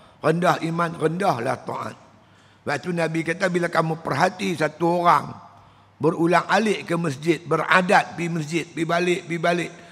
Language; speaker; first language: Malay; native; Malay